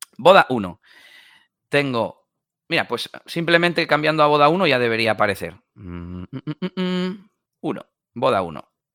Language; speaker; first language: Spanish; native; Spanish